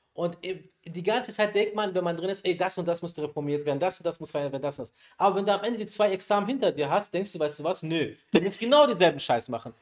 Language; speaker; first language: German; early bilingual, other home language; Persian